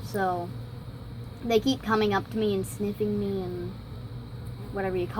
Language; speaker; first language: English; native; English